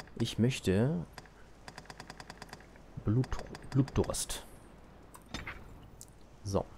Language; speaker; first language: German; native; German